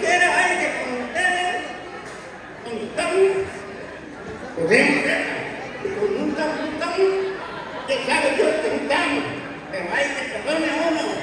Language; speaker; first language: Spanish; non-native, local second language; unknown